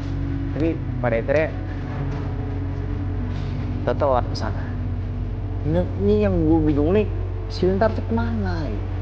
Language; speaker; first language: Indonesian; native; Indonesian